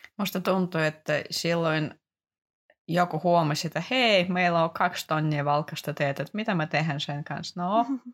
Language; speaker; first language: Finnish; non-native, fluent; Russian